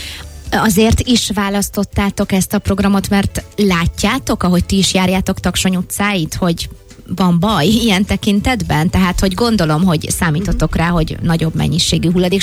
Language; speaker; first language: Hungarian; native; Hungarian